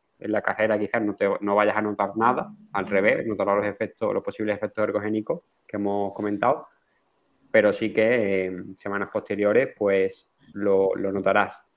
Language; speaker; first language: Spanish; native; Spanish